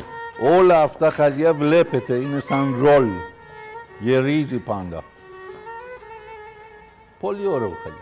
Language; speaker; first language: Greek; non-native, learner; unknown